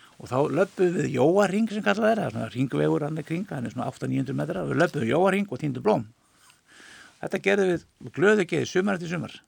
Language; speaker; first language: Icelandic; native; Icelandic